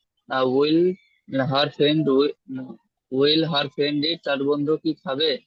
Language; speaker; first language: English; non-native, learner; Bangla